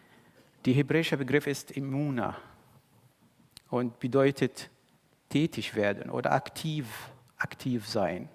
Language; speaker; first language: German; non-native, fluent; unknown